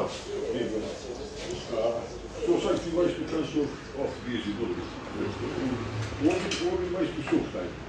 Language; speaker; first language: German; non-native, learner; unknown